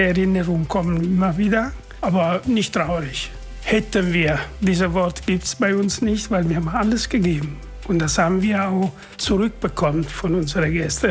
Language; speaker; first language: German; non-native, fluent; Italian